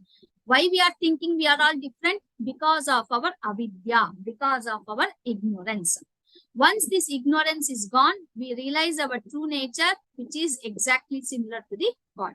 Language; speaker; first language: English; non-native, local second language; Telugu